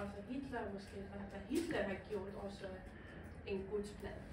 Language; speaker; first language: Danish; non-native, learner; Persian